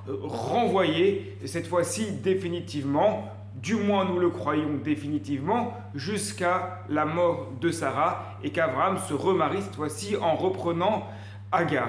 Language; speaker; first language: French; native; French